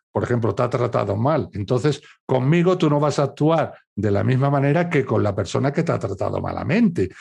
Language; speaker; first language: Spanish; native; Spanish